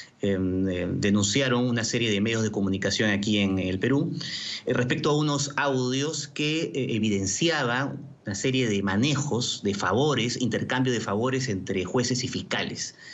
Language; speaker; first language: Spanish; native; Spanish